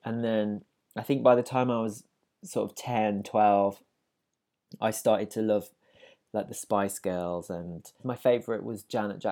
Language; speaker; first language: English; native; English